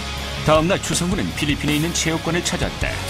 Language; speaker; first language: Korean; native; Korean